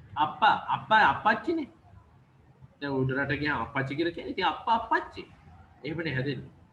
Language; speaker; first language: Sinhala; native; Sinhala